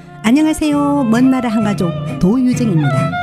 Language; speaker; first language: Korean; native; Korean